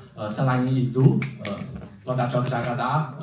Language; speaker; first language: Indonesian; non-native, fluent; Chinese